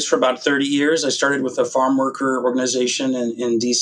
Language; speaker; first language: English; native; English